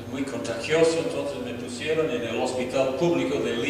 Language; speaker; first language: Spanish; non-native, fluent; English